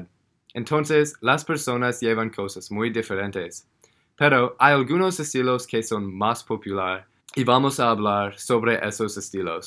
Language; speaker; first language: Spanish; non-native, learner; English